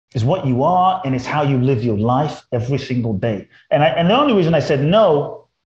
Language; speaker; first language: English; native; English